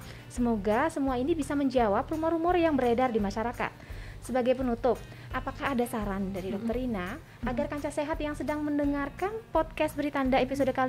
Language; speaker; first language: Indonesian; native; Indonesian